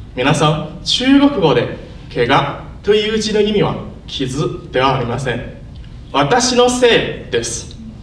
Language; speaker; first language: Japanese; non-native, learner; Chinese